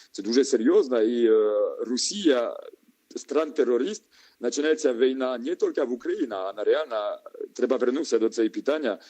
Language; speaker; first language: Ukrainian; non-native, learner; French